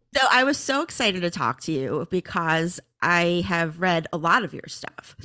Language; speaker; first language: English; native; English